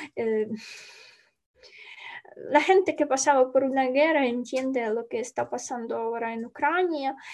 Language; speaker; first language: Spanish; non-native, learner; Ukrainian